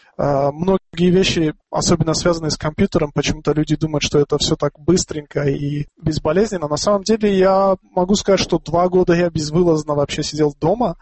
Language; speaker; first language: Russian; non-native, local second language; Tajik